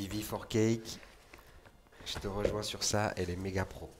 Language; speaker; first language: French; native; French